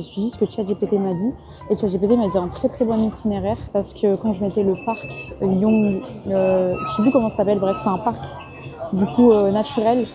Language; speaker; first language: French; native; French